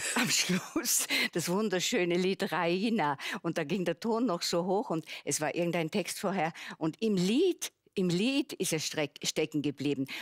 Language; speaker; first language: German; native; German